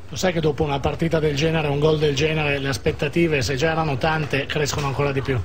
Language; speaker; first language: Italian; native; Italian